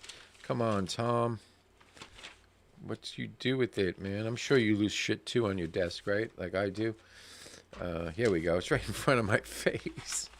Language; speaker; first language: English; native; English